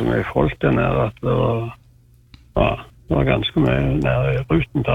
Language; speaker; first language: Norwegian; native; Norwegian